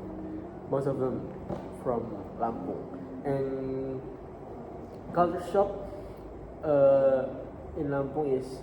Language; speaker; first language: English; non-native, learner; Indonesian